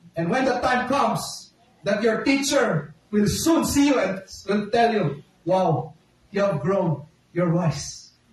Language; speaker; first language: English; non-native, local second language; Filipino